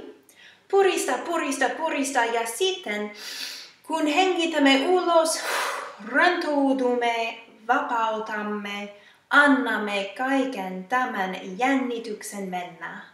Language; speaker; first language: Finnish; non-native, fluent; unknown